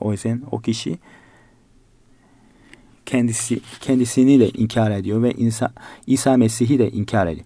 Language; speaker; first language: Turkish; non-native, fluent; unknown